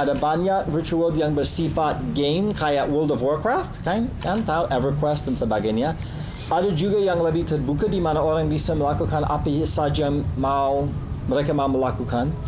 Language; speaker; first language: Indonesian; non-native, fluent; English